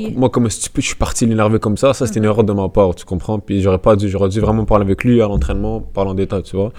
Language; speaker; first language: French; native; French